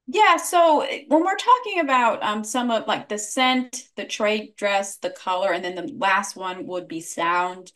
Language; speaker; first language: English; native; English